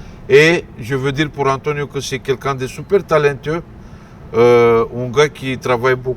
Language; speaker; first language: French; non-native, fluent; Romanian